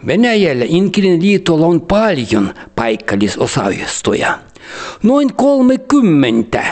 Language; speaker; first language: Finnish; early bilingual, heritage; Finnish